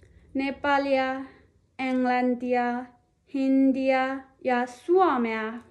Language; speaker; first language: Finnish; non-native, learner; Nepali